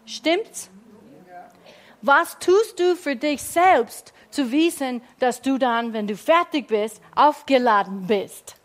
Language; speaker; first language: German; non-native, fluent; English